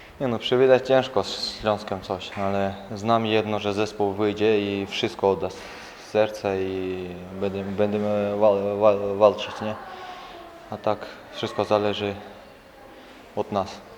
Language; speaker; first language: Polish; non-native, learner; Georgian